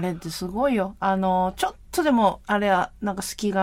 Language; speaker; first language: Japanese; native; Japanese